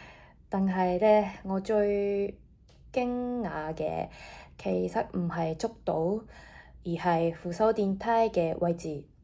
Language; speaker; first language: Cantonese; non-native, fluent; Japanese